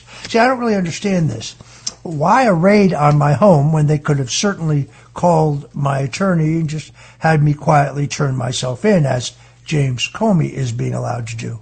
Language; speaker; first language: English; native; English